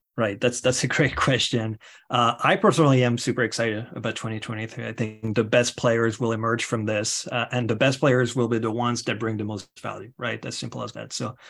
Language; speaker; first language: English; non-native, fluent; French